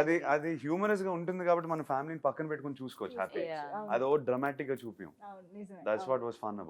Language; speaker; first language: Telugu; non-native, fluent; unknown